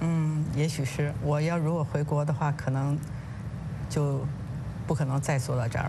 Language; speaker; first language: Chinese; native; Chinese